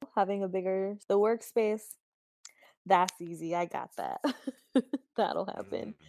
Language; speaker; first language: English; native; English